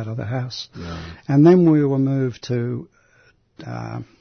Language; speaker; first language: English; non-native, local second language; Greek